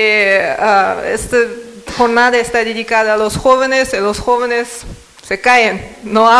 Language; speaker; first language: Spanish; non-native, learner; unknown